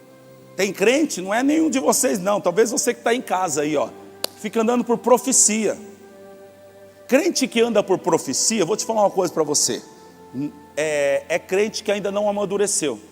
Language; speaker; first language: Portuguese; native; Portuguese